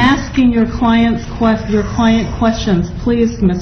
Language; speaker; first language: English; native; English